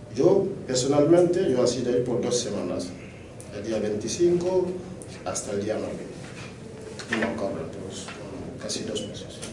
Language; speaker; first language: Spanish; non-native, local second language; French